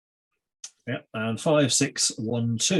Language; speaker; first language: English; native; English